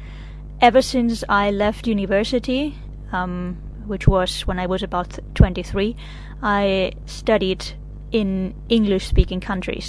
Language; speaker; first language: English; non-native, fluent; Catalan